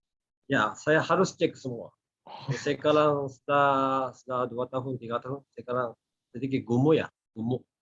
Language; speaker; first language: Indonesian; non-native, learner; Japanese